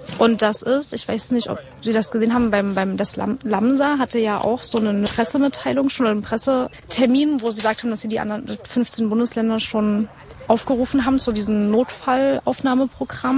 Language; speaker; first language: German; native; German